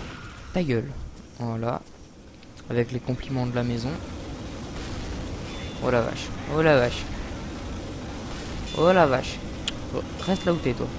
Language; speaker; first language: French; native; French